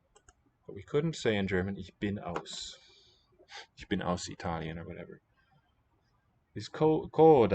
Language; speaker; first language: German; non-native, fluent; English